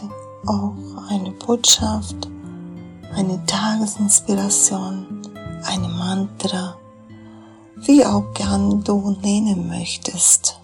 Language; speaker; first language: German; non-native, fluent; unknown